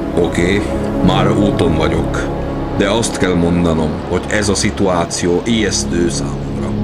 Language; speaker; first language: Hungarian; non-native, learner; Czech